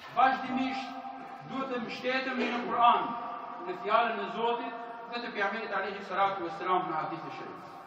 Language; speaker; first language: Albanian; native; Albanian